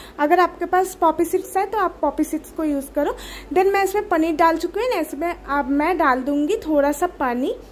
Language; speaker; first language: Hindi; non-native, local second language; Bangla